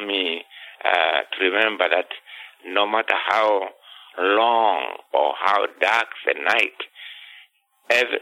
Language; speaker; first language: English; non-native, local second language; Kikuyu